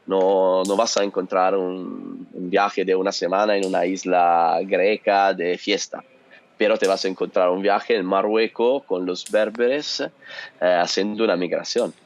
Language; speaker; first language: Spanish; non-native, fluent; Italian